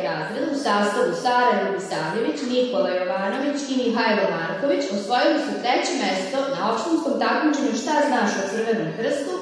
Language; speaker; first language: Serbian; native; Serbian